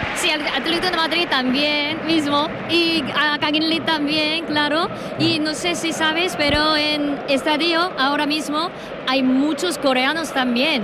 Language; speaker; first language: Spanish; non-native, learner; Korean